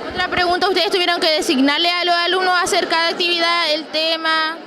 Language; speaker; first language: Spanish; native; Spanish